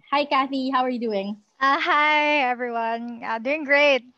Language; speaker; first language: English; non-native, local second language; Cebuano